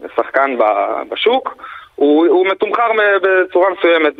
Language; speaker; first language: Hebrew; native; Hebrew